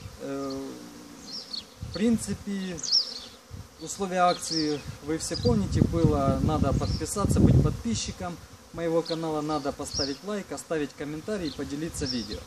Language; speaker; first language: Russian; non-native, local second language; Ukrainian